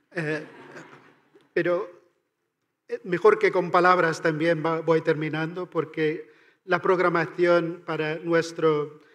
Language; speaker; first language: Spanish; non-native, fluent; Irish